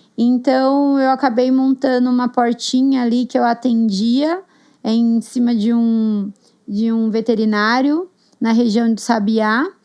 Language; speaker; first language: Portuguese; native; Portuguese